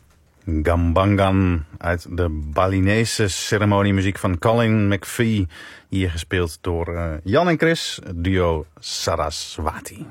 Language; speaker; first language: Dutch; native; Dutch